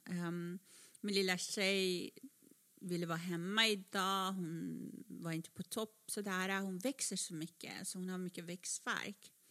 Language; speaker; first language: Swedish; non-native, fluent; Persian